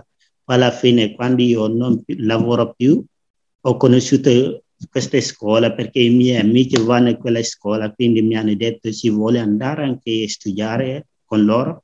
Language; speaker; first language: Italian; non-native, learner; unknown